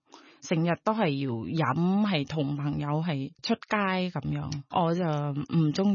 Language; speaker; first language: Cantonese; non-native, learner; Thai